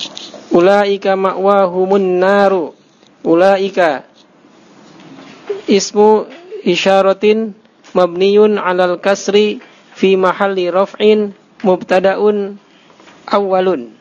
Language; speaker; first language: Arabic; non-native, learner; Indonesian